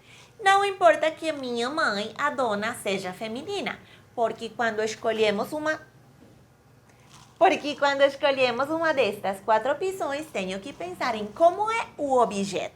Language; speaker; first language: Portuguese; non-native, fluent; Spanish